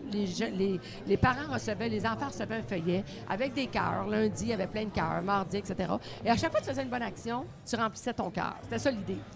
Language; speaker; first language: French; native; French